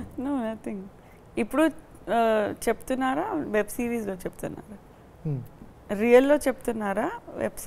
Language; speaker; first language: Telugu; non-native, fluent; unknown